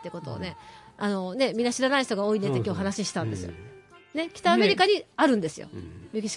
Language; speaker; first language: Japanese; native; Japanese